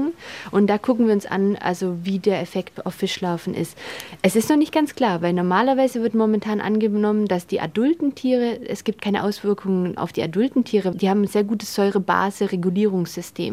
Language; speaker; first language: German; native; German